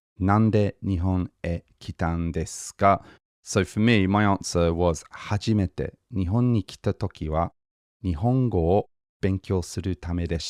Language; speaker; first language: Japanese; non-native, fluent; English